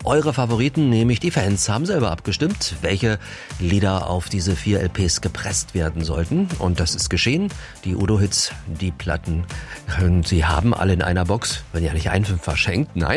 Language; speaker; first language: German; native; German